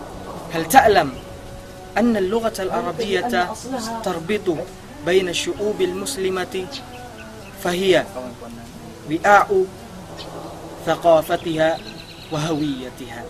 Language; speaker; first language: Arabic; non-native, learner; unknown